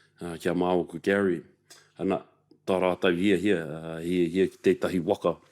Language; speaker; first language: Māori; native; Māori